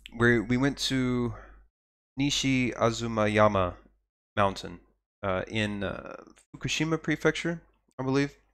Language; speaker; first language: English; native; English